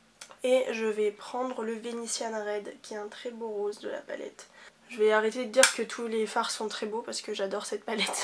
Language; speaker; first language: French; native; French